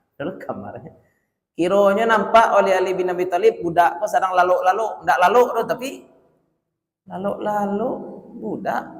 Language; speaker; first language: Malay; non-native, local second language; Minangkabau